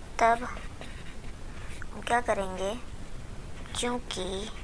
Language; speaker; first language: Hindi; native; Hindi